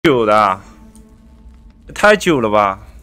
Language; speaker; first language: Chinese; native; Chinese